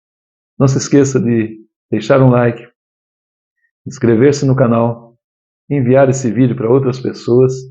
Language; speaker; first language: Portuguese; native; Portuguese